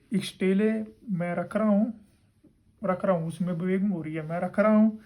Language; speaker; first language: Hindi; non-native, local second language; Punjabi